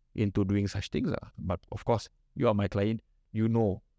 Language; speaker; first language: English; non-native, local second language; Malay